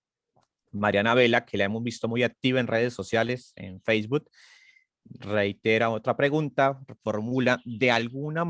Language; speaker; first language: Spanish; native; Spanish